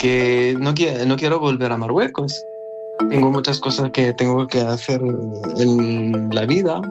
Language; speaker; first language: Spanish; non-native, learner; Arabic